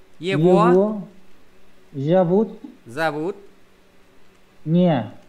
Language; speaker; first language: Russian; non-native, learner; Vietnamese